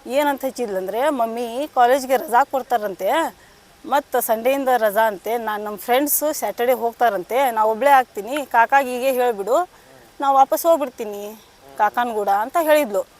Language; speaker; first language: Kannada; non-native, local second language; Lambadi